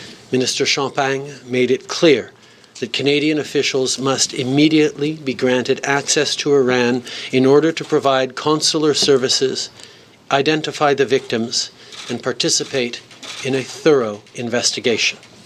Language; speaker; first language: English; native; English